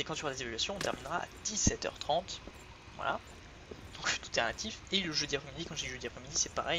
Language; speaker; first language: French; native; French